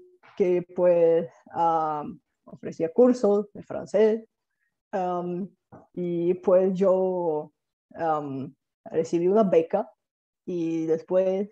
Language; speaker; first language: Spanish; non-native, fluent; Bulgarian